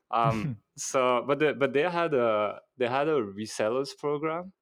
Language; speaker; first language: English; non-native, fluent; French